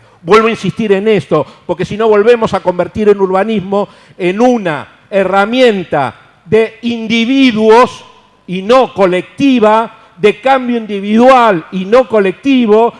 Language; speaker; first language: Spanish; native; Spanish